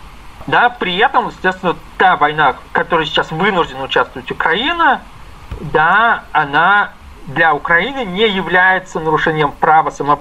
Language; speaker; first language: Russian; native; Russian